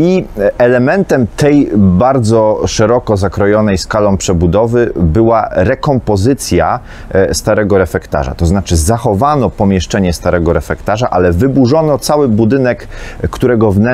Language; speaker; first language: Polish; native; Polish